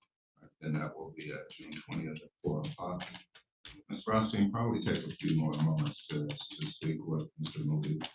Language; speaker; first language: English; native; English